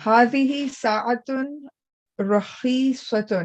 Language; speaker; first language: Arabic; non-native, learner; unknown